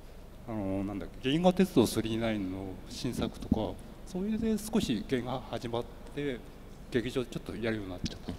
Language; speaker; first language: Japanese; native; Japanese